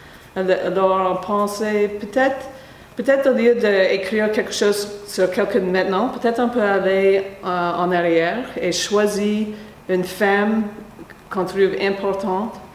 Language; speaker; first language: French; non-native, fluent; English